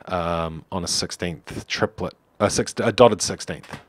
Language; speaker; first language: English; native; English